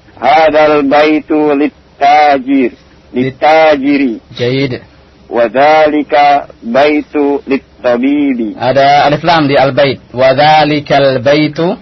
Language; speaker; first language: Arabic; non-native, fluent; Indonesian